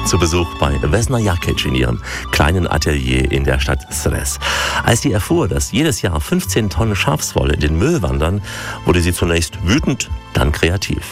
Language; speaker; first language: German; native; German